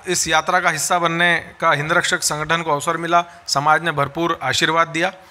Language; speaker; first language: Hindi; native; Hindi